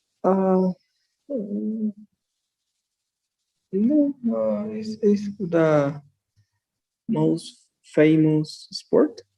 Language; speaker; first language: English; non-native, learner; Spanish